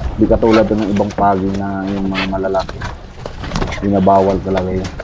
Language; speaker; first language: Filipino; non-native, local second language; Cebuano